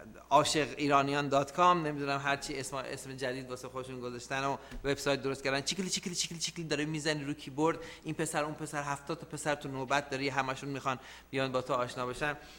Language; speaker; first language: Persian; native; Persian